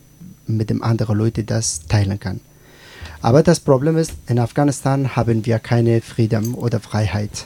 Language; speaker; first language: German; non-native, learner; Persian